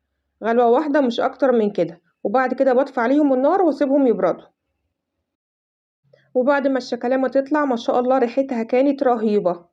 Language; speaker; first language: Arabic; native; Arabic